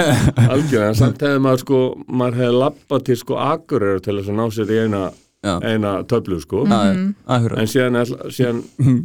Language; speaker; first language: Icelandic; native; Icelandic